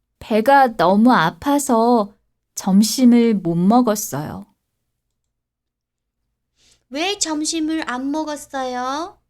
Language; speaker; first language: Korean; non-native, fluent; Chinese